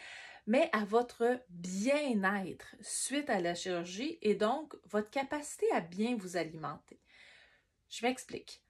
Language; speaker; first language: French; native; French